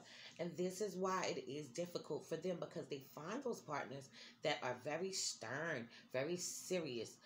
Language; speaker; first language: English; native; English